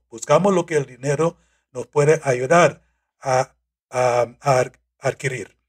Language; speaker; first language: Spanish; non-native, fluent; English